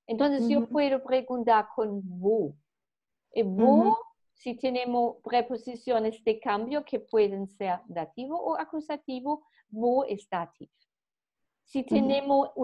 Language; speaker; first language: Spanish; non-native, fluent; German